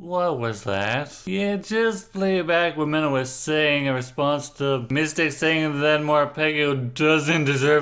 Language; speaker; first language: English; native; English